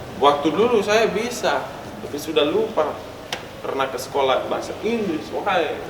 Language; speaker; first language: Indonesian; non-native, local second language; English